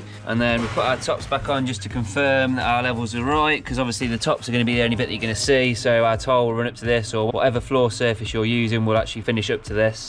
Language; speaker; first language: English; native; English